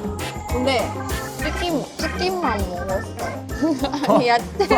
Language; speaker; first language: Korean; non-native, learner; Japanese